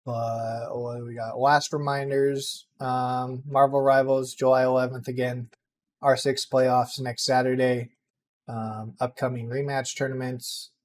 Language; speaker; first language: English; native; English